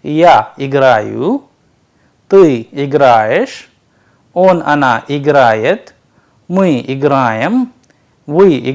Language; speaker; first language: Russian; non-native, fluent; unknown